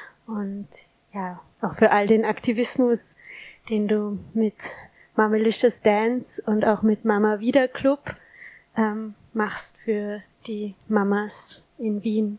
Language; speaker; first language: German; native; German